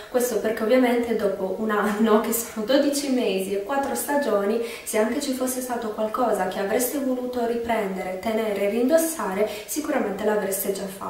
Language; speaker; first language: Italian; native; Italian